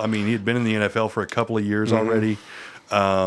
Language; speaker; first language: English; native; English